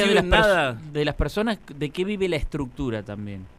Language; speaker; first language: Spanish; native; Spanish